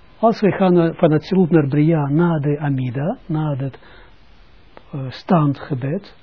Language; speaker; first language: Dutch; non-native, fluent; Russian